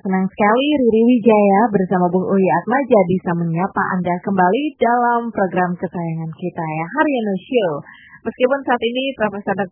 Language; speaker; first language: Indonesian; native; Indonesian